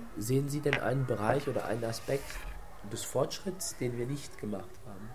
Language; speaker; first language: German; non-native, fluent; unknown